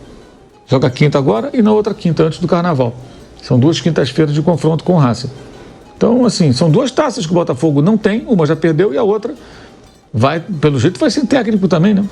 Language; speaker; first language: Portuguese; native; Portuguese